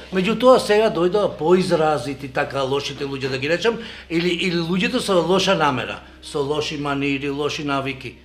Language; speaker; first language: Macedonian; non-native, local second language; Albanian